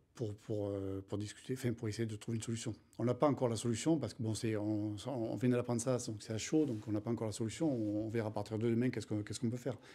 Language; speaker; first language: French; native; French